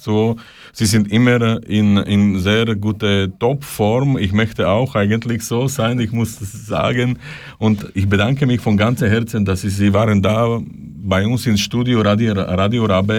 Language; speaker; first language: German; non-native, fluent; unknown